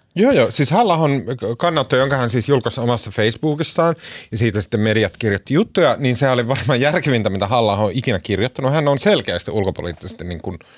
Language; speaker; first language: Finnish; native; Finnish